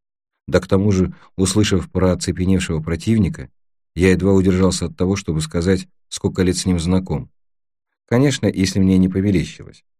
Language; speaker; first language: Russian; native; Russian